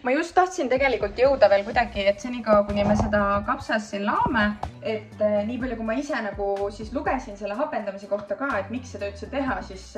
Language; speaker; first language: Estonian; native; Estonian